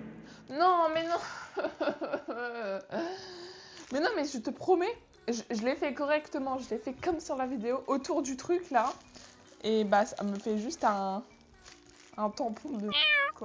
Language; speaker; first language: French; native; French